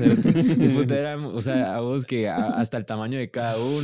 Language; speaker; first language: Spanish; native; Spanish